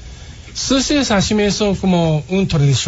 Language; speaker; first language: Spanish; non-native, learner; Japanese